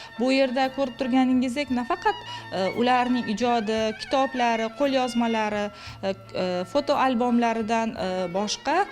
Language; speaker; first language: Uzbek; non-native, local second language; Kara-Kalpak